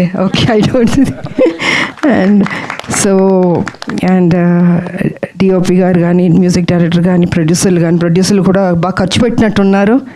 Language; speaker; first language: Telugu; native; Telugu